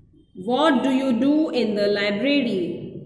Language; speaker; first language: English; non-native, local second language; Hindi